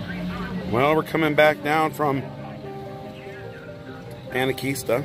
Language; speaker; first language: English; native; English